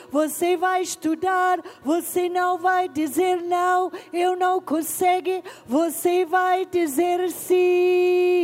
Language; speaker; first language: Portuguese; non-native, learner; English